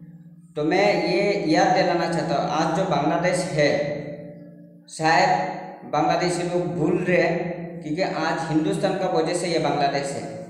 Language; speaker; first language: Hindi; non-native, local second language; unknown